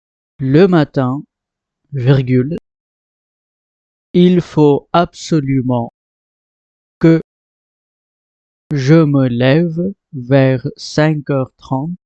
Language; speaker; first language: French; non-native, fluent; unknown